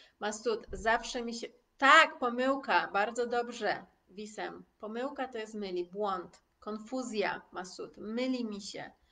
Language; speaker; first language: Polish; native; Polish